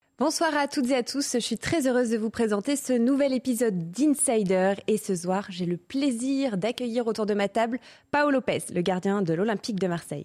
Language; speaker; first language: French; native; French